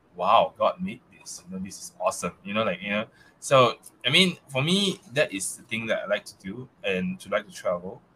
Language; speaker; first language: English; non-native, local second language; Chinese